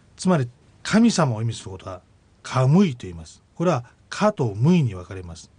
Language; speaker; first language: Japanese; native; Japanese